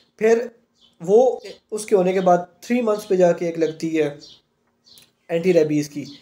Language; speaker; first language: Urdu; non-native, local second language; Punjabi